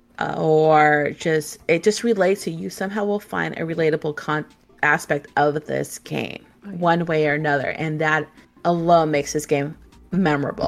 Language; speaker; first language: English; native; English